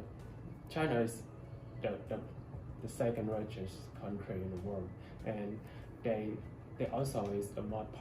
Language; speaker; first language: English; non-native, learner; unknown